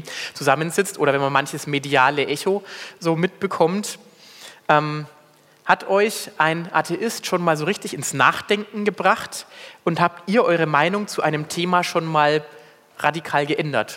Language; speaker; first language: German; native; German